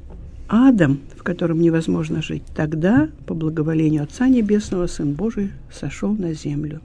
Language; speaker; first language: Russian; native; Russian